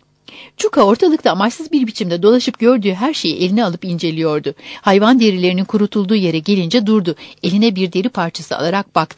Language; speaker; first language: Turkish; native; Turkish